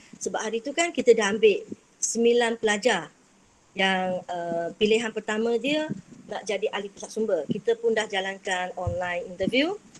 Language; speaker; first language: Malay; non-native, local second language; Chinese